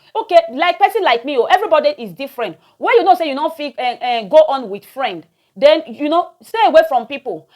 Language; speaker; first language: Nigerian Pidgin; native; Nigerian Pidgin